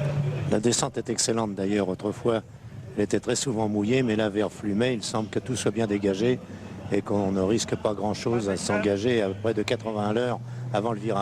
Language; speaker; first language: French; native; French